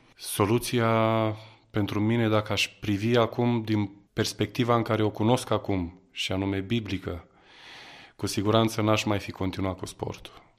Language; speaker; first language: Romanian; native; Romanian